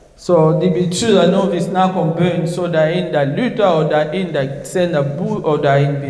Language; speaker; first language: Danish; non-native, fluent; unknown